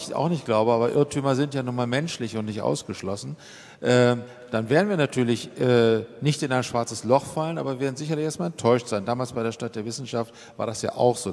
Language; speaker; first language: German; native; German